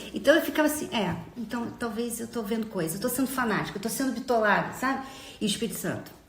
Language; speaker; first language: Portuguese; early bilingual, heritage; Portuguese